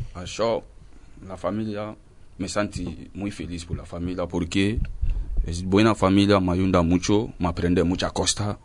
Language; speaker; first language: Spanish; non-native, learner; French